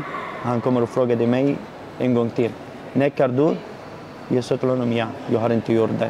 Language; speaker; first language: Swedish; non-native, learner; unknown